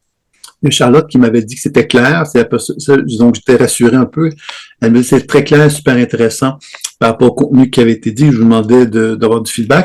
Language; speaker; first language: French; native; French